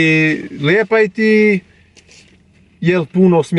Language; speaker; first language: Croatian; non-native, learner; Albanian